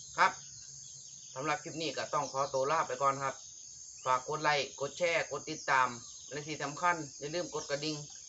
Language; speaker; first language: Thai; native; Thai